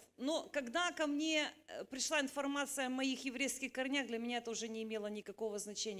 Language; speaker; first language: Russian; native; Russian